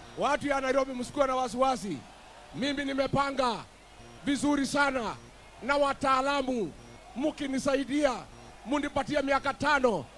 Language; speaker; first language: Swahili; non-native, local second language; Kikuyu